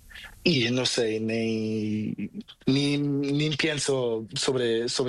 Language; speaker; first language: Spanish; non-native, learner; Portuguese